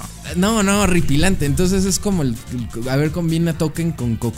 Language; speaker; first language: Spanish; native; Spanish